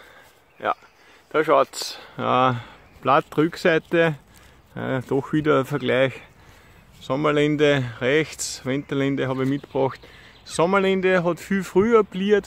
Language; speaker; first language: German; native; German